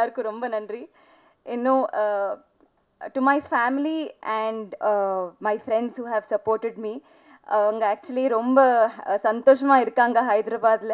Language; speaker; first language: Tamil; non-native, local second language; Telugu